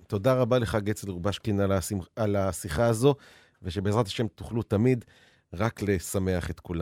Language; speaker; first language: Hebrew; native; Hebrew